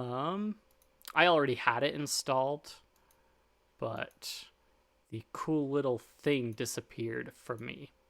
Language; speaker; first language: English; native; English